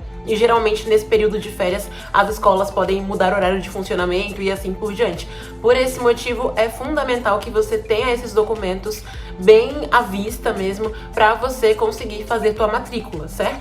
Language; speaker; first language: Portuguese; native; Portuguese